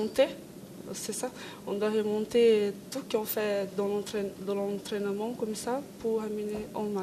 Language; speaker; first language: French; non-native, learner; Portuguese